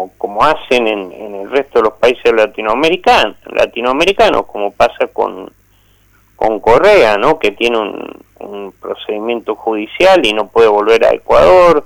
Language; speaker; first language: Spanish; native; Spanish